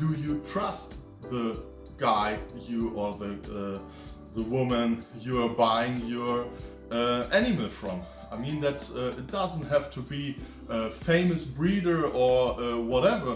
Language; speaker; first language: English; non-native, fluent; German